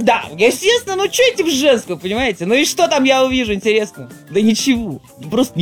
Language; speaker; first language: Russian; native; Russian